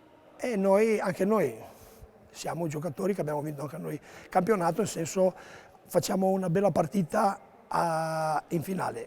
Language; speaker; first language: Italian; non-native, learner; Romanian